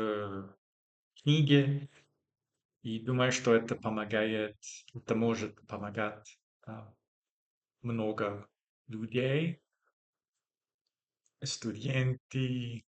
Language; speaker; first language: Russian; non-native, learner; English